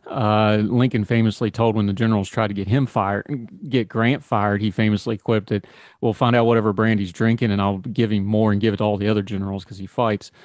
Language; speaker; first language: English; native; English